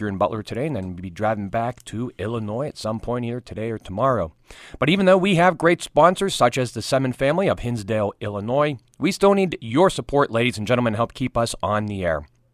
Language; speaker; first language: English; native; English